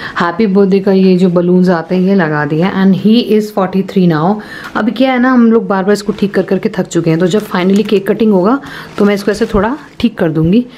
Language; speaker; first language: Hindi; native; Hindi